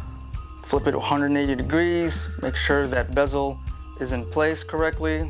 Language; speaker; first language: English; native; English